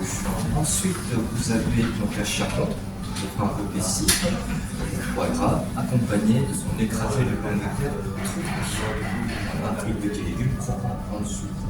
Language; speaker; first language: French; native; French